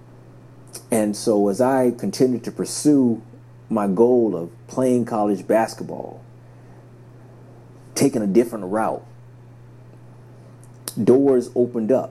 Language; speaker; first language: English; native; English